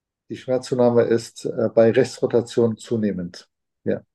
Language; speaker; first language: German; non-native, fluent; Turkish